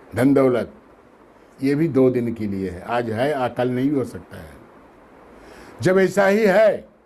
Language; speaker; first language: Hindi; non-native, local second language; Bangla